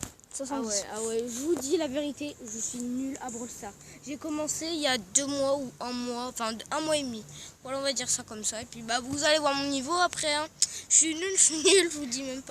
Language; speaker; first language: French; native; French